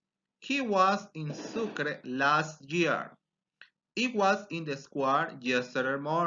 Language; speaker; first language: English; non-native, fluent; Spanish